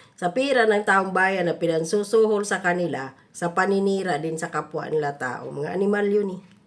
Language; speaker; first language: Filipino; non-native, local second language; Cebuano